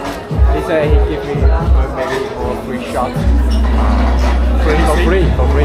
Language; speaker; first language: English; non-native, learner; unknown